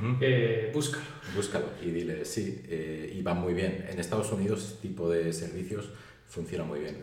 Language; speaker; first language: Spanish; native; Spanish